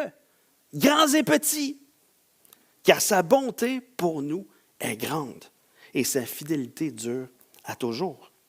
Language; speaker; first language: French; native; French